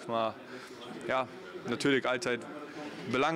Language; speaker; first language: Dutch; non-native, learner; German